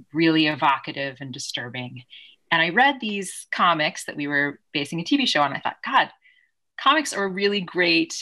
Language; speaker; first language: English; native; English